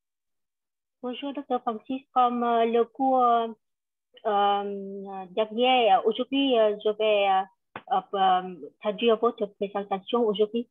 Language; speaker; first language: French; non-native, learner; Vietnamese